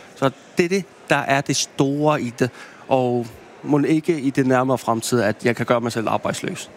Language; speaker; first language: Danish; non-native, local second language; Kalaallisut